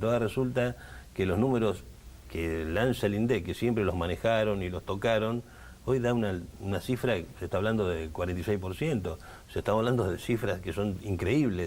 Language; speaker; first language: Spanish; native; Spanish